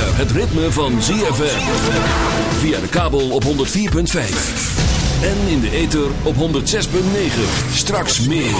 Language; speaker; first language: Dutch; native; Dutch